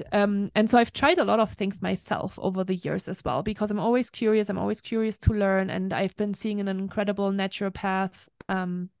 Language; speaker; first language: English; non-native, fluent; German